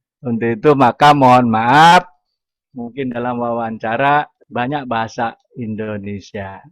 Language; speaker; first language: Indonesian; non-native, local second language; Sundanese